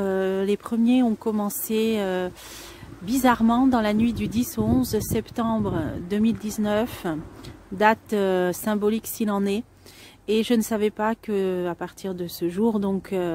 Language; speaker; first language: French; native; French